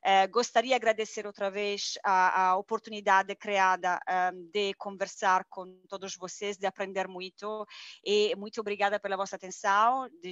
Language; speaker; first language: Portuguese; non-native, fluent; Italian